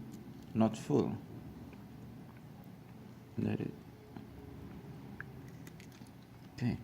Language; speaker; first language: English; non-native, learner; Indonesian